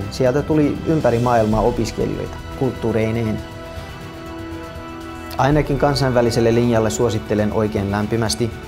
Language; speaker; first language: Finnish; non-native, fluent; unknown